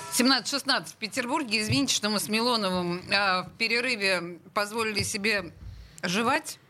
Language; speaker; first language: Russian; native; Russian